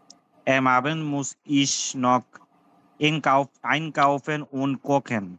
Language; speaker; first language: German; non-native, learner; Bangla